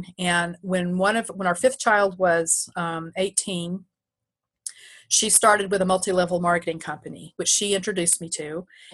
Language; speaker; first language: English; native; English